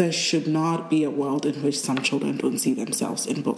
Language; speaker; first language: English; non-native, local second language; Akan